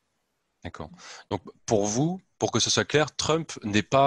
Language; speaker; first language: French; native; French